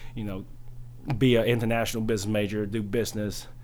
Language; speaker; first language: English; early bilingual, other home language; Chinese